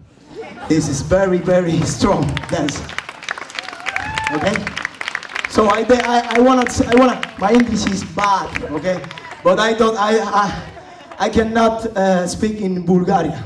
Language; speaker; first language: English; non-native, learner; Spanish